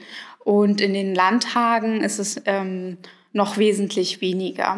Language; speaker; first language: German; early bilingual, other home language; Arabic